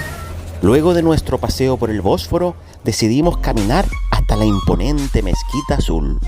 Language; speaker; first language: Spanish; native; Spanish